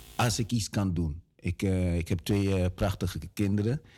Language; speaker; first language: Dutch; early bilingual, other home language; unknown